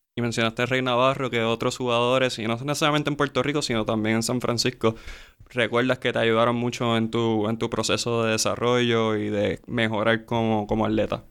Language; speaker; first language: Spanish; native; Spanish